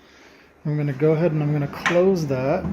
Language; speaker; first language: English; native; English